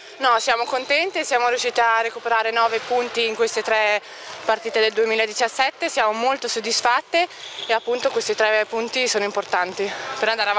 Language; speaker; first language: Italian; native; Italian